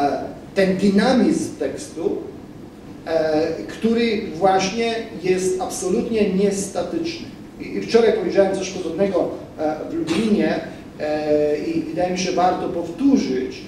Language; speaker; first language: Polish; non-native, fluent; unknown